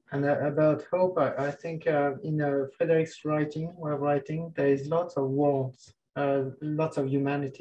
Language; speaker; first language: English; non-native, fluent; French